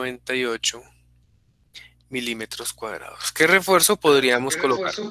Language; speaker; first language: Spanish; native; Spanish